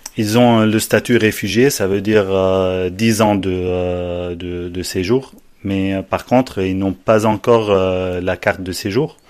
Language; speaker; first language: French; non-native, fluent; Arabic